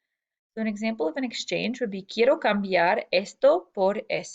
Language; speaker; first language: Spanish; non-native, fluent; English